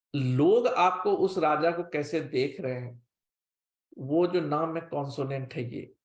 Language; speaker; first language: Hindi; native; Hindi